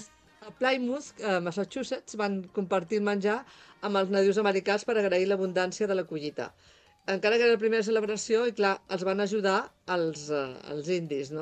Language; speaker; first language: Catalan; native; Catalan